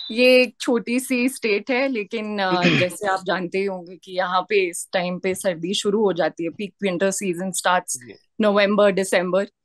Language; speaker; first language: Hindi; native; Hindi